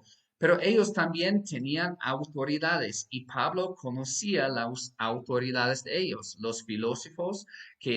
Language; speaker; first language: Spanish; non-native, fluent; English